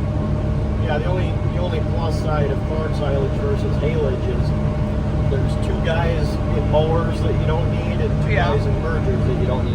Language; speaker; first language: English; native; English